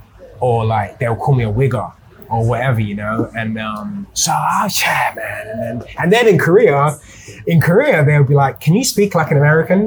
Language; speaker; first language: English; native; English